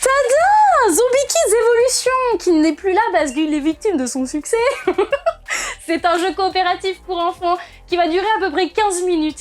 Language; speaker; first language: French; native; French